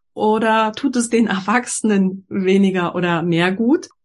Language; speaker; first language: German; native; German